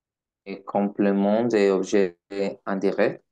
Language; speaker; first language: French; non-native, learner; Spanish